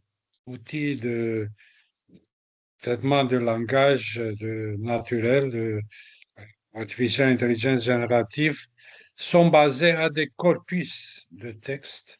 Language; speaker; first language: French; non-native, fluent; Romanian